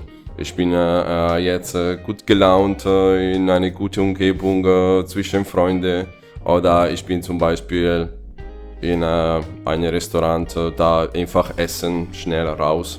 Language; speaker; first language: German; non-native, fluent; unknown